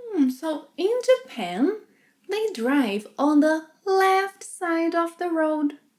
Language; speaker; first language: English; non-native, fluent; Portuguese